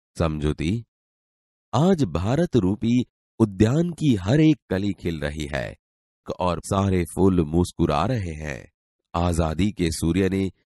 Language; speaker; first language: Hindi; non-native, local second language; Gujarati